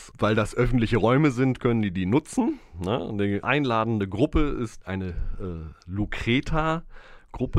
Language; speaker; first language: German; native; German